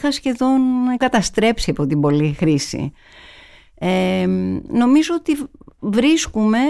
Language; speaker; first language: Greek; native; Greek